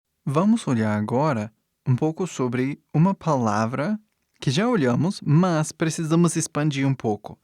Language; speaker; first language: Portuguese; non-native, fluent; English